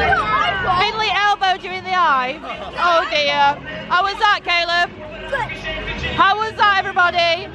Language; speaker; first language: English; native; English